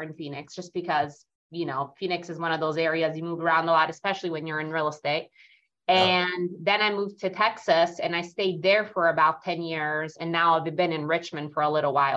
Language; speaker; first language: English; non-native, fluent; Italian